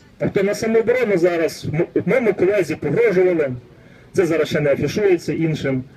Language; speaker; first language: Ukrainian; native; Ukrainian